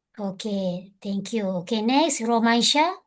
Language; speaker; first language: English; non-native, local second language; Malay